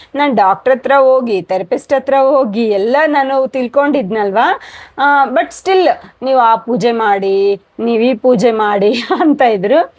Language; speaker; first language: Kannada; non-native, local second language; Telugu